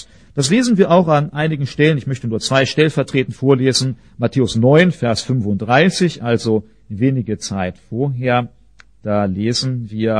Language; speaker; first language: German; native; German